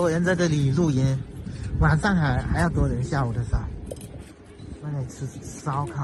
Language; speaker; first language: Chinese; native; Chinese